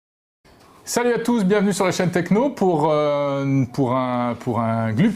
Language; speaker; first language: French; native; French